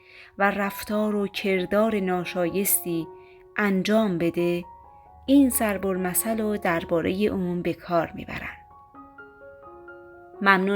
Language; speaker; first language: Persian; native; Persian